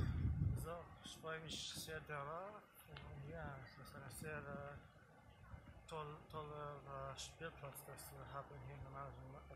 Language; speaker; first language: German; non-native, fluent; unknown